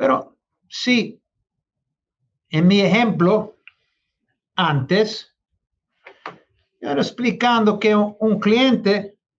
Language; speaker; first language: Spanish; non-native, learner; English